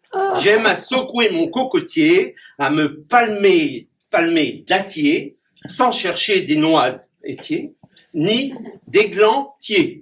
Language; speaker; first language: French; native; French